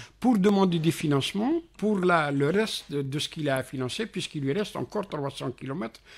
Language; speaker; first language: French; non-native, local second language; Arabic